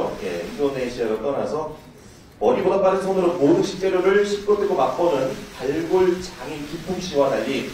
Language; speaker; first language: Korean; native; Korean